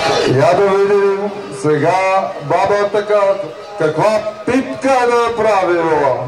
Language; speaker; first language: Bulgarian; native; Bulgarian